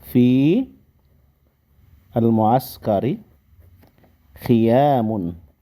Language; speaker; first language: Arabic; non-native, fluent; Indonesian